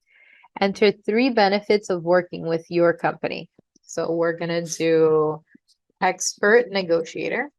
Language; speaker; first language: English; native; English